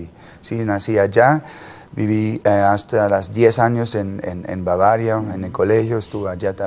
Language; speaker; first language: Spanish; non-native, fluent; German